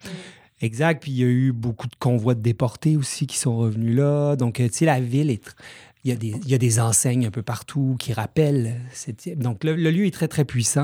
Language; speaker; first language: French; native; French